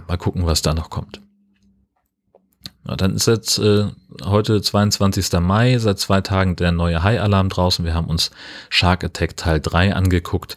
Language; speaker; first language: German; native; German